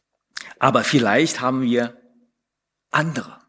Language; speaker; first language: German; non-native, fluent; Chinese